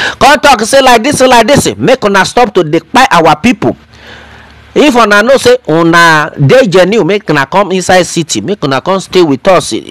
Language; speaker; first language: Nigerian Pidgin; non-native, local second language; Yoruba